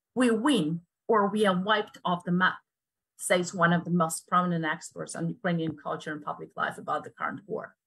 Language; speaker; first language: English; non-native, fluent; Ukrainian